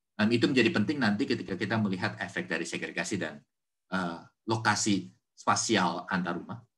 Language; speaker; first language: Indonesian; native; Indonesian